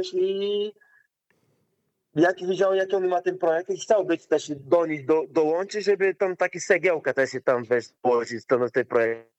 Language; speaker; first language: Polish; non-native, learner; Portuguese